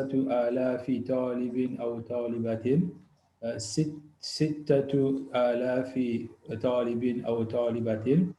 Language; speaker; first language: Arabic; non-native, learner; English